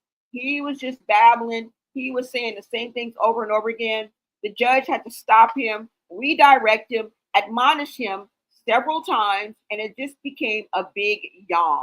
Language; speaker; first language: English; native; English